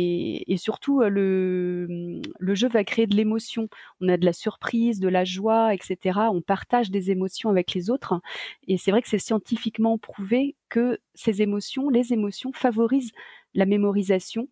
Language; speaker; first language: French; native; French